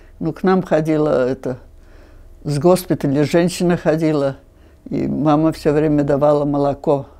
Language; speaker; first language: Russian; non-native, local second language; Finnish